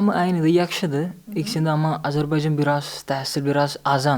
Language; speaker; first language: Azerbaijani; non-native, learner; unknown